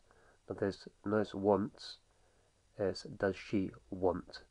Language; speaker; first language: Spanish; non-native, fluent; English